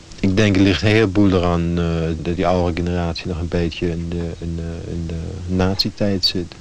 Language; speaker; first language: Dutch; non-native, fluent; German